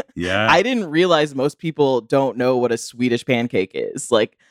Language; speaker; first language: English; native; English